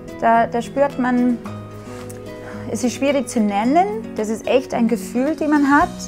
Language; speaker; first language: German; non-native, fluent; English